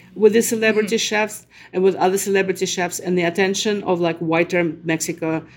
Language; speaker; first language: English; non-native, fluent; Russian